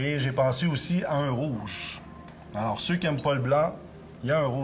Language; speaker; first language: French; native; French